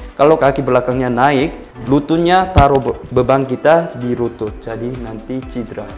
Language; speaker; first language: Indonesian; non-native, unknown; Korean